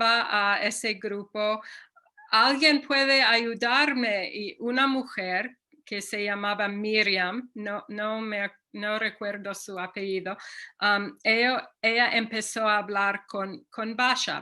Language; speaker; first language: Spanish; non-native, fluent; English